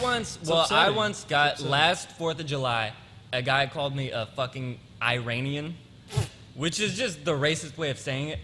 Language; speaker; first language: English; early bilingual, other home language; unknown